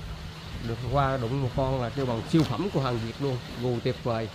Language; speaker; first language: Vietnamese; native; Vietnamese